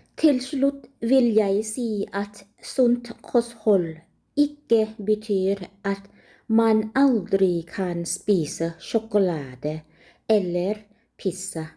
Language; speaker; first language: Norwegian; non-native, learner; Thai